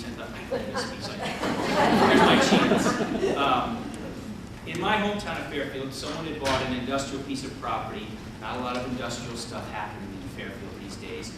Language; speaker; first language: English; native; English